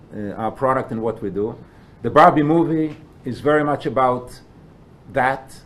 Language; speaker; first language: English; non-native, fluent; Hebrew